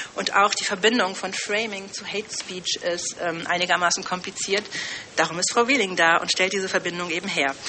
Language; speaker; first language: German; early bilingual, other home language; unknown